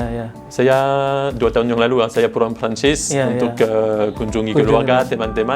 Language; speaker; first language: Indonesian; non-native, fluent; French